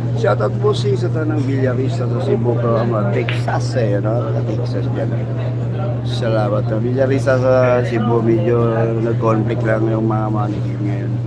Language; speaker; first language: Filipino; non-native, local second language; Cebuano